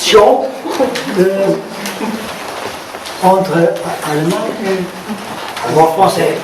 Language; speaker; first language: French; non-native, learner; German